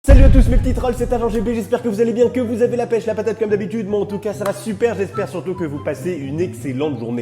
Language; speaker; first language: French; native; French